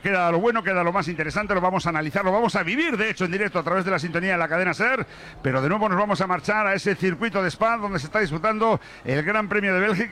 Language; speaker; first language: Spanish; native; Spanish